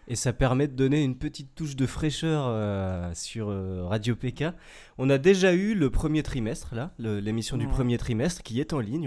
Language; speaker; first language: French; native; French